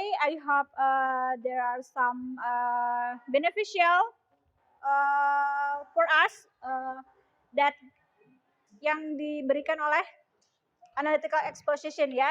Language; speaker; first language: English; non-native, learner; Indonesian